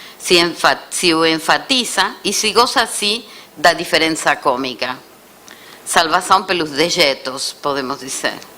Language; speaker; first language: Portuguese; non-native, fluent; Spanish